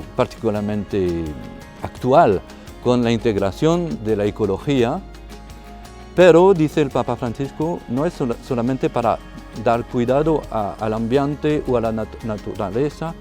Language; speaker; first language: Spanish; non-native, fluent; French